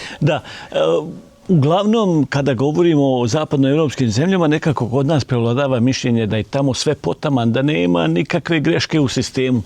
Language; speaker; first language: Bosnian; native; Bosnian